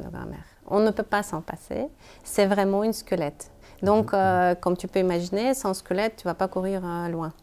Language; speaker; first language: French; non-native, fluent; Russian